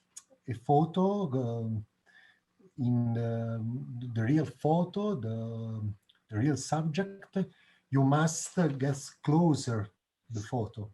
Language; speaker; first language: English; non-native, learner; Italian